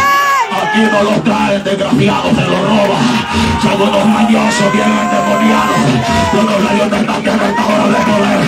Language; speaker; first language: Spanish; native; Spanish